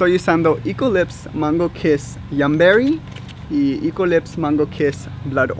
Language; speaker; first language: Spanish; early bilingual, heritage; Spanish